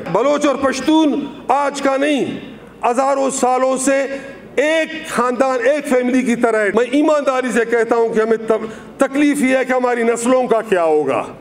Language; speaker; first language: Urdu; non-native, local second language; Baluchi